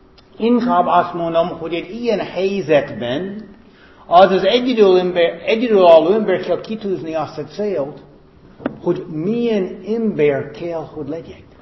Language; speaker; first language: Hungarian; non-native, fluent; English